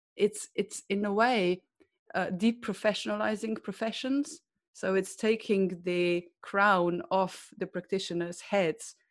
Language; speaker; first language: English; non-native, fluent; Slovenian